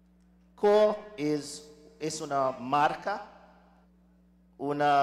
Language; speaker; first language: Spanish; non-native, learner; English